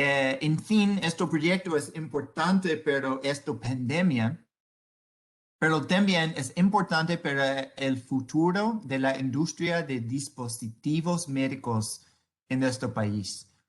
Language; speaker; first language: Spanish; non-native, learner; English